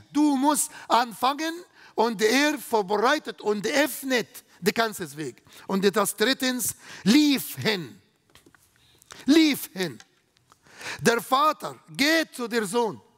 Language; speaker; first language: German; non-native, fluent; Arabic